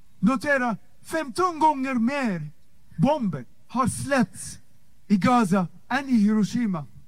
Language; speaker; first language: Swedish; non-native, fluent; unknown